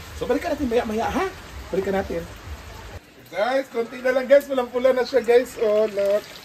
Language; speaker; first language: Filipino; non-native, local second language; Cebuano